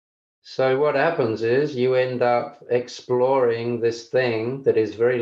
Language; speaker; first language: English; native; English